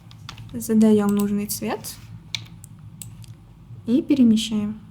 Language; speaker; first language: Russian; native; Russian